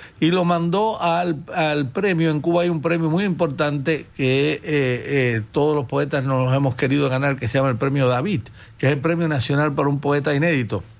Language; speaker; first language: Spanish; native; Spanish